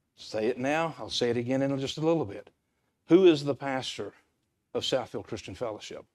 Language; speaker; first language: English; native; English